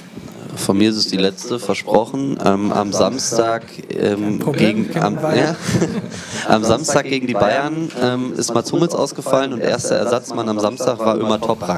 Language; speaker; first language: German; native; German